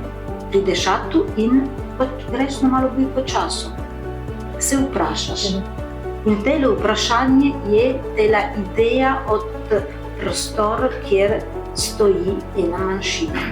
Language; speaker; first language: Slovenian; early bilingual, heritage; Slovenian